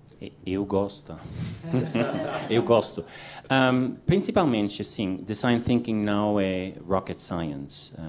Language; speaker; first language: Portuguese; non-native, learner; English